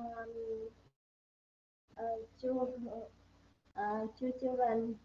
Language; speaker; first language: English; non-native, learner; Vietnamese